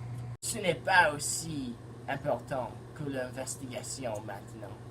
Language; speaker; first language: French; non-native, learner; English